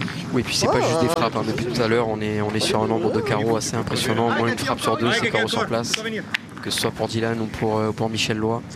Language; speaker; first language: French; native; French